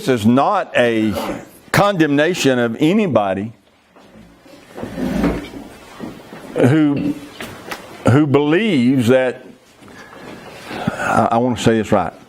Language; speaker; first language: English; native; English